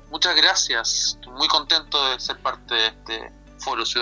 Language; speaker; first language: Spanish; native; Spanish